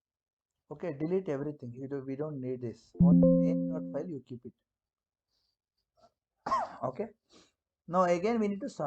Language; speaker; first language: English; non-native, local second language; Kannada